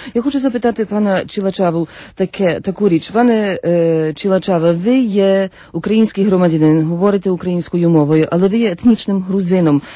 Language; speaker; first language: Ukrainian; native; Ukrainian